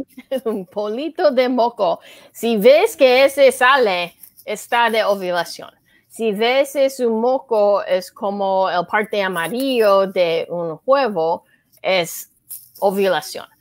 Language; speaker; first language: Spanish; non-native, learner; English